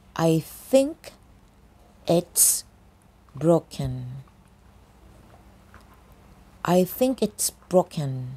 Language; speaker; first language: English; non-native, fluent; Thai